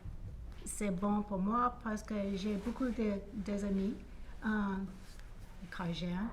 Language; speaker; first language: French; non-native, learner; English